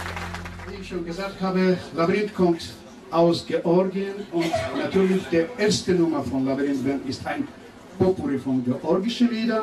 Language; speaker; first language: German; non-native, fluent; Georgian